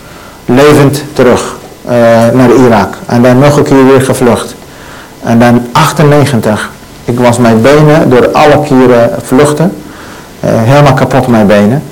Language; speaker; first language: Dutch; non-native, learner; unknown